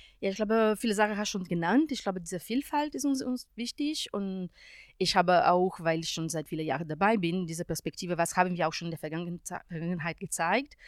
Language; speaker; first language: German; non-native, fluent; Portuguese